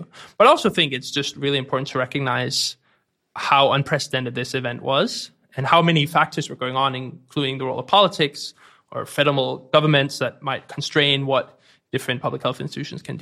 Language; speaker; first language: English; non-native, fluent; Danish